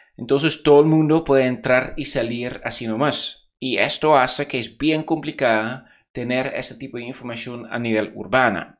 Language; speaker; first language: Spanish; non-native, fluent; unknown